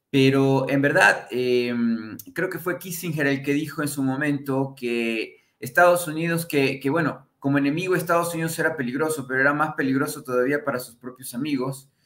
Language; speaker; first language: Spanish; native; Spanish